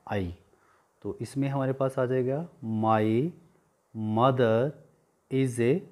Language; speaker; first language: Hindi; non-native, local second language; Punjabi